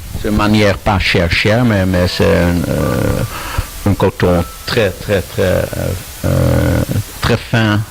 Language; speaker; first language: French; non-native, learner; Dutch